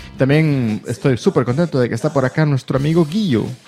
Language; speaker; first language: Spanish; native; Spanish